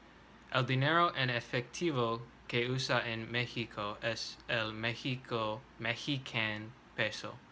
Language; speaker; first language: Spanish; non-native, learner; English